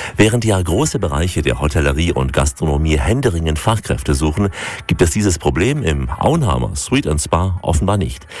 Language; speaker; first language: German; native; German